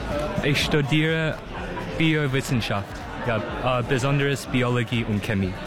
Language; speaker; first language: German; non-native, learner; Cantonese